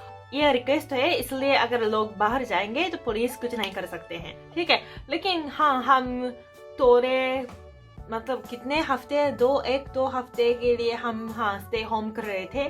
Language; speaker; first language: Hindi; non-native, fluent; Japanese